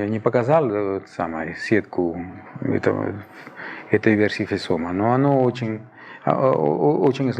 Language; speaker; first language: Russian; non-native, fluent; Spanish